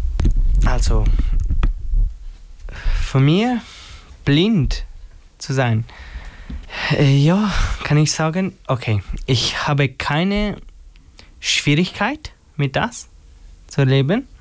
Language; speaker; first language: German; non-native, learner; Albanian